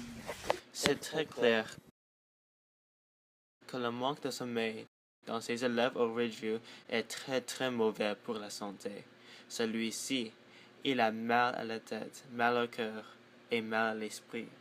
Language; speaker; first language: French; non-native, learner; English